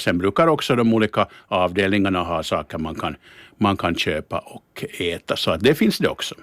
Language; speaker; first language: Swedish; native; Swedish